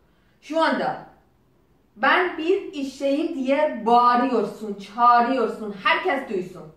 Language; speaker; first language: Turkish; non-native, learner; Azerbaijani